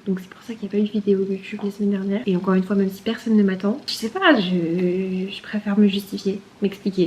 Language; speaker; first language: French; native; French